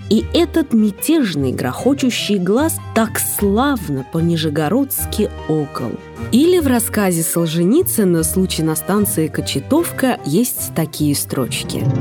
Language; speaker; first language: Russian; native; Russian